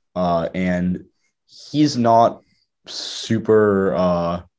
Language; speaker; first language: English; native; English